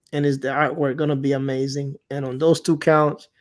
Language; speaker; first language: English; non-native, fluent; Spanish